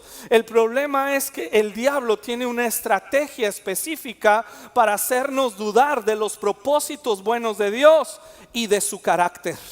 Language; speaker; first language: Spanish; native; Spanish